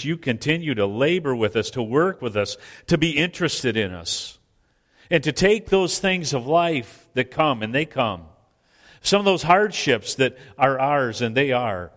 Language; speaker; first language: English; native; English